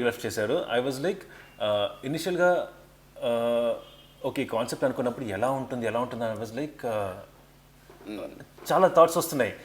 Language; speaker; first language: Telugu; native; Telugu